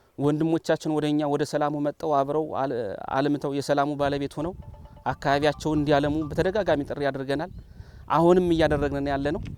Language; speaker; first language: Amharic; native; Amharic